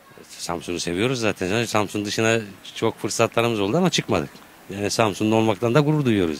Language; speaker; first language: Turkish; native; Turkish